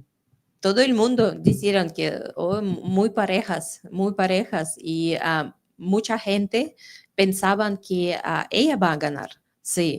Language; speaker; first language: Spanish; non-native, fluent; Russian